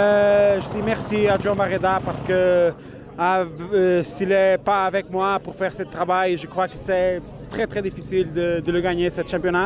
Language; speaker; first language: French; non-native, learner; Portuguese